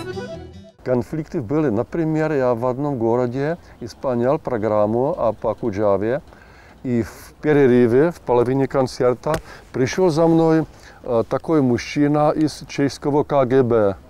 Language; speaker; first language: Russian; non-native, fluent; Czech